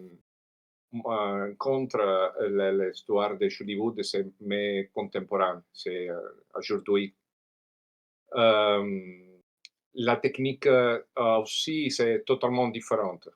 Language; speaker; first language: French; non-native, learner; Italian